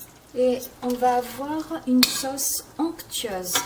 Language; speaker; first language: French; non-native, local second language; Arabic